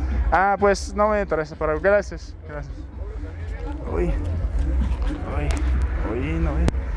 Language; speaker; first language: Spanish; non-native, learner; English